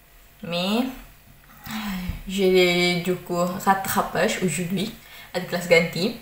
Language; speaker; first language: French; non-native, learner; Malay